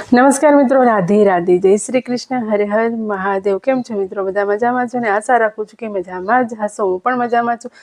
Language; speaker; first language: Gujarati; non-native, local second language; Kachhi